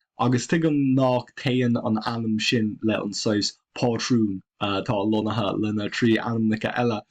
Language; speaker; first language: Irish; non-native, local second language; English